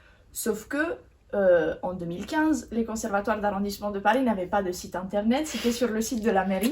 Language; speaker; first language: French; native; French